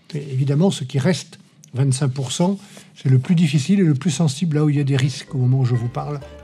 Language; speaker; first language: French; native; French